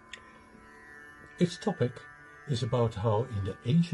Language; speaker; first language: English; non-native, fluent; Dutch